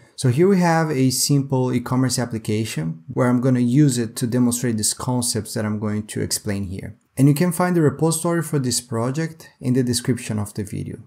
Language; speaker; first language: English; non-native, fluent; Portuguese